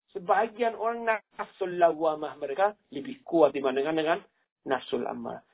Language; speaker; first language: Indonesian; non-native, fluent; Persian